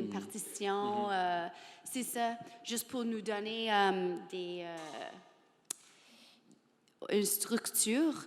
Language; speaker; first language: French; non-native, learner; English